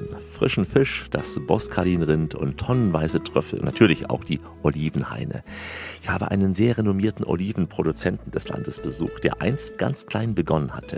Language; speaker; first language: German; native; German